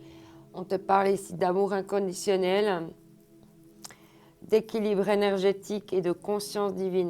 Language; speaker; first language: French; native; French